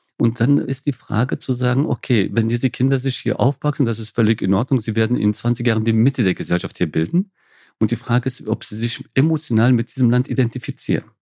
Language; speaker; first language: German; early bilingual, other home language; Kurdish